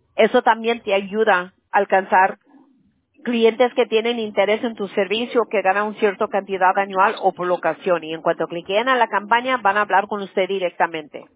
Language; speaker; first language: Spanish; early bilingual, other home language; English